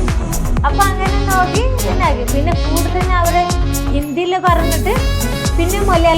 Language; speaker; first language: Malayalam; non-native, local second language; Bangla